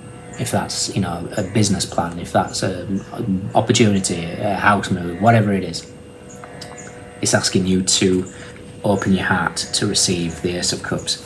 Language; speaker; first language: English; native; English